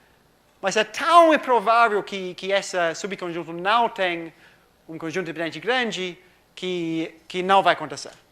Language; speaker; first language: Portuguese; non-native, fluent; English